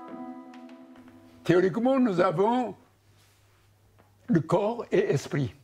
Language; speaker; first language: French; non-native, learner; Japanese